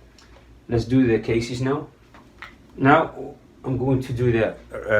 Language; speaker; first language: English; non-native, fluent; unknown